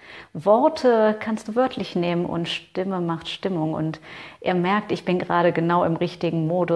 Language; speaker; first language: German; native; German